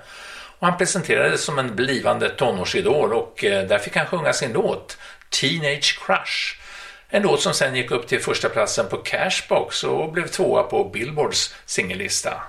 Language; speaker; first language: Swedish; native; Swedish